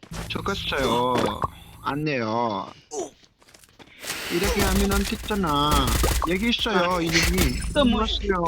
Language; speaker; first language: Korean; non-native, learner; Nepali